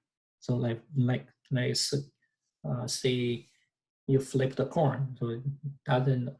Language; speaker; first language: English; non-native, fluent; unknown